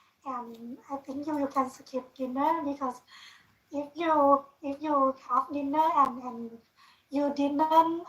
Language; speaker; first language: English; non-native, learner; Thai